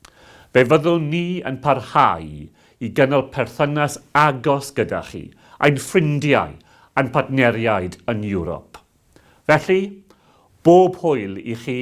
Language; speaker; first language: Welsh; non-native, local second language; English